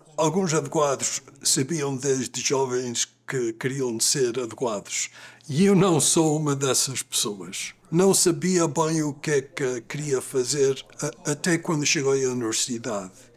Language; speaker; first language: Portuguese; early bilingual, other home language; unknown